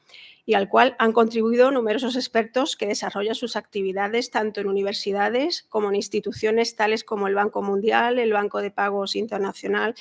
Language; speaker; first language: Spanish; native; Spanish